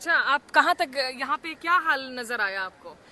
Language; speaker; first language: Hindi; native; Hindi